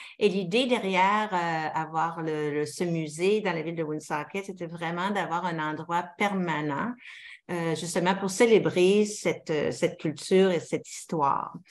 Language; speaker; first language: French; native; French